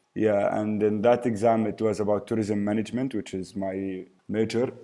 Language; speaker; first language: English; early bilingual, other home language; Arabic